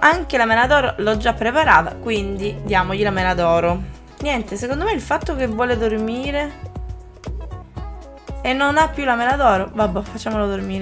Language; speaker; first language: Italian; native; Italian